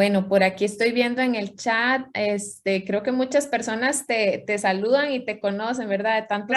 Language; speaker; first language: Spanish; native; Spanish